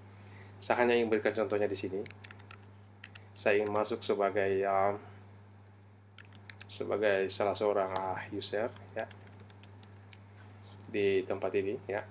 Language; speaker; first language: Indonesian; native; Indonesian